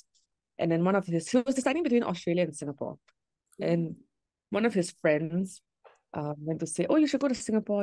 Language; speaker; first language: English; native; English